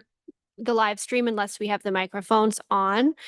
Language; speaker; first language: English; native; English